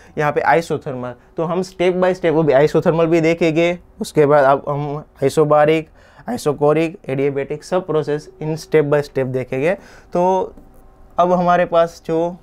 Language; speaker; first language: Hindi; non-native, local second language; Gujarati